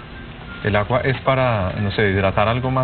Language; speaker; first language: Spanish; native; Spanish